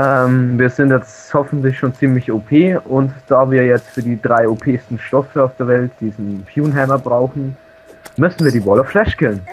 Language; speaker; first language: German; native; German